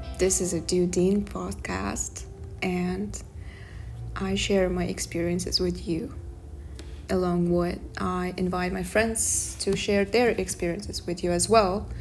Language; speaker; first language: English; non-native, fluent; Kazakh